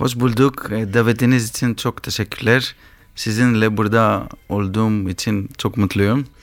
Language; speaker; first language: Turkish; non-native, learner; Greek